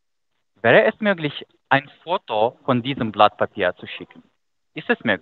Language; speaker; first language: German; non-native, fluent; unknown